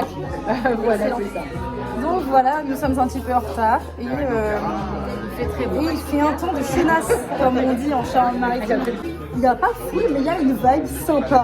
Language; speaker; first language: French; native; French